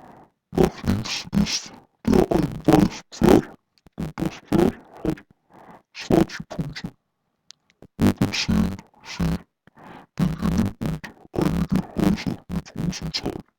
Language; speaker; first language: German; non-native, learner; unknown